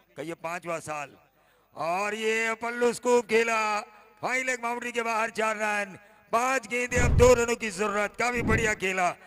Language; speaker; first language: Hindi; non-native, local second language; Marathi